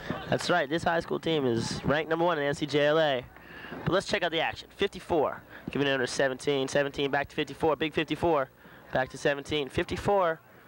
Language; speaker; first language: English; native; English